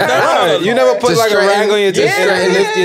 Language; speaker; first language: English; native; English